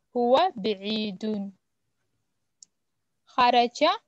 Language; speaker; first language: Arabic; non-native, learner; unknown